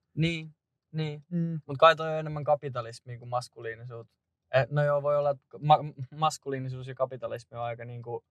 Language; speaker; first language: Finnish; native; Finnish